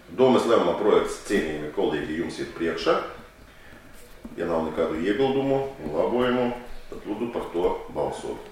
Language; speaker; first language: Latvian; non-native, local second language; Russian